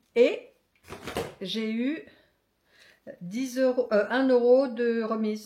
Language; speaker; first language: French; native; French